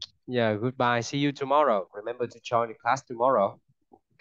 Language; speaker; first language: English; non-native, fluent; Vietnamese